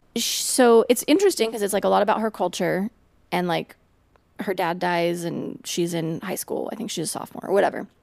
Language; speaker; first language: English; native; English